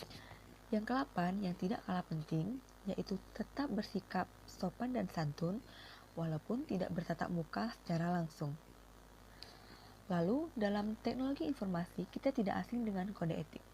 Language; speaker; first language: Indonesian; native; Indonesian